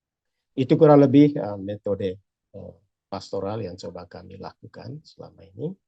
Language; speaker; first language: Indonesian; native; Indonesian